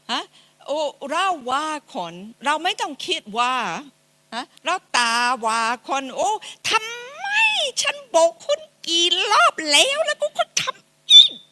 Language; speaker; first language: Thai; non-native, fluent; English